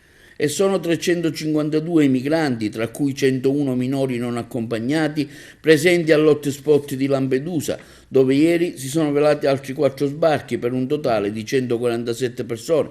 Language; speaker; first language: Italian; native; Italian